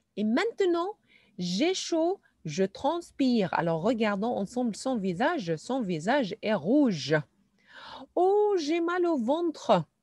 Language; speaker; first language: French; non-native, fluent; Arabic